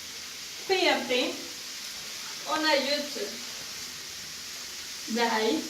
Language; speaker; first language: French; non-native, learner; Spanish